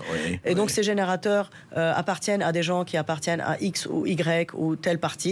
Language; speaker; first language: French; non-native, local second language; Arabic